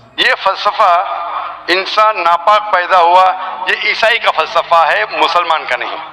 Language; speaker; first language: Urdu; non-native, local second language; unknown